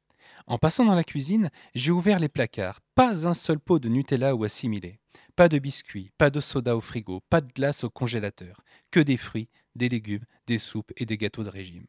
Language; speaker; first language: French; native; French